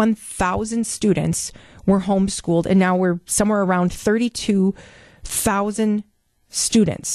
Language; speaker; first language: English; native; English